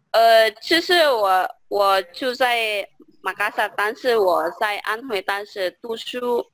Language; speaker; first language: Chinese; non-native, learner; Indonesian